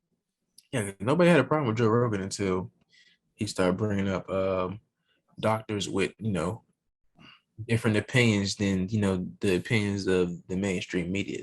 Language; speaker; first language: English; native; English